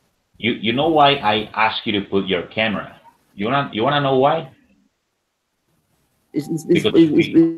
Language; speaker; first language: English; non-native, fluent; Spanish